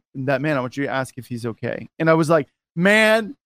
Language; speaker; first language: English; native; English